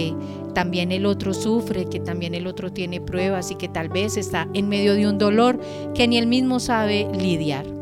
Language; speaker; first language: Spanish; native; Spanish